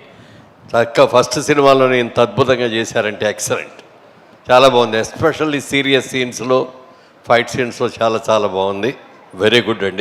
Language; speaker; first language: Telugu; native; Telugu